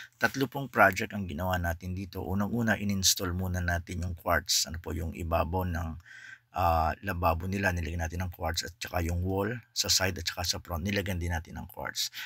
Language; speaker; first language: Filipino; native; Filipino